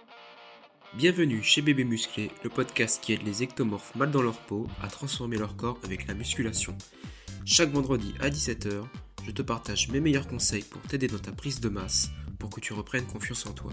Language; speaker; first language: French; native; French